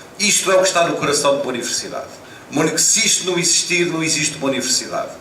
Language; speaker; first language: Portuguese; native; Portuguese